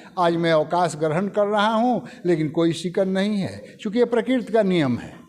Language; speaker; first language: Hindi; native; Hindi